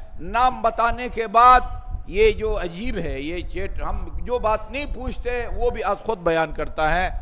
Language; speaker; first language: Urdu; non-native, local second language; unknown